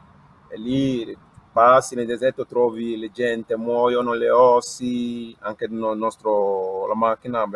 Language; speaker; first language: Italian; non-native, learner; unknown